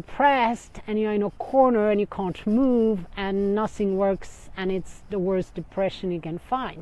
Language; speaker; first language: English; non-native, fluent; French